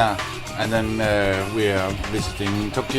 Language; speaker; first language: English; non-native, fluent; Danish